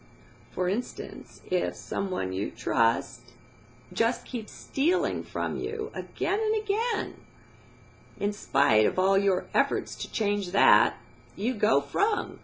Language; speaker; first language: English; native; English